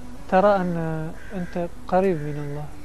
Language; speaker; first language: Arabic; non-native, learner; Italian